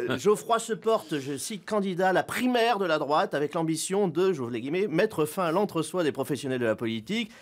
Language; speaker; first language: French; native; French